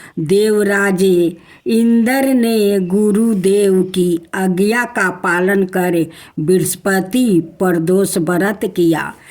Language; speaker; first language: Hindi; native; Hindi